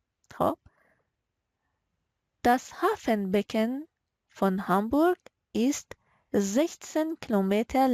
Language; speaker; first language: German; non-native, fluent; Persian